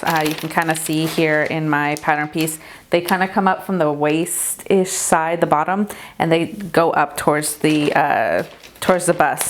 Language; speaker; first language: English; native; English